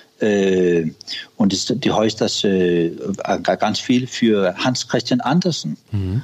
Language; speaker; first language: German; non-native, learner; Danish